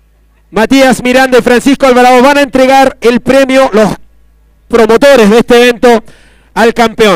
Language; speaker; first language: Spanish; native; Spanish